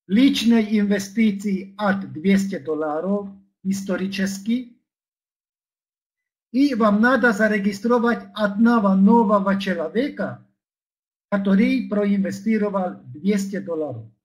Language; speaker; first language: Russian; non-native, fluent; Czech